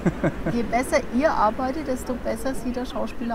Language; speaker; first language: German; native; German